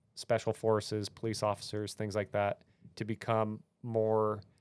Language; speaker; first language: English; native; English